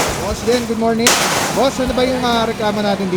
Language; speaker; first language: Filipino; native; Filipino